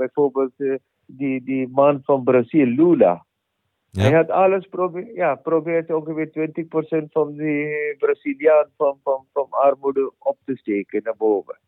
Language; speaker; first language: Dutch; non-native, learner; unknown